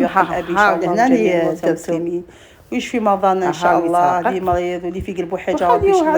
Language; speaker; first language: Arabic; native; Arabic